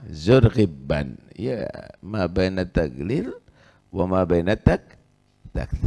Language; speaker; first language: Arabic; non-native, fluent; Indonesian